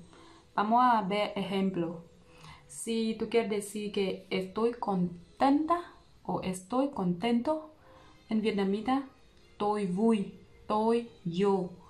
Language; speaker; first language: Spanish; non-native, learner; Vietnamese